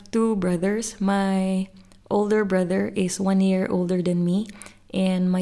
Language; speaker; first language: English; non-native, local second language; Cebuano